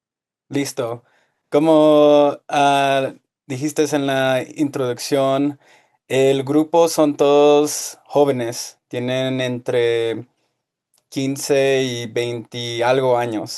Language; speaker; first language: Spanish; early bilingual, heritage; Spanish